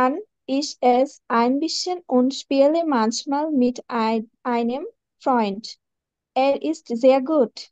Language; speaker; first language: German; non-native, learner; Bangla